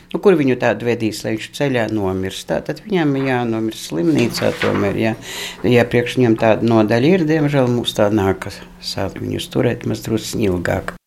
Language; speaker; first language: Latvian; non-native, local second language; Russian